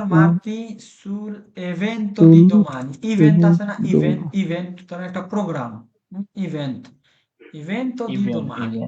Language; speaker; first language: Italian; non-native, fluent; Bangla